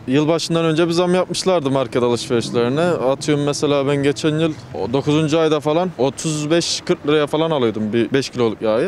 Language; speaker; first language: Turkish; native; Turkish